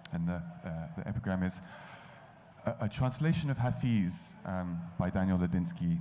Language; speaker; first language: English; native; English